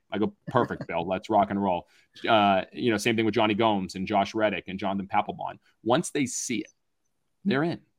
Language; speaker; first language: English; native; English